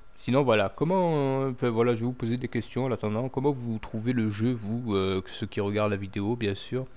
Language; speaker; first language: French; native; French